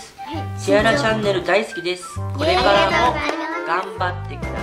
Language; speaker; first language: Japanese; native; Japanese